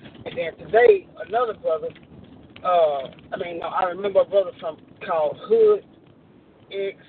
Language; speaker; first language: English; native; English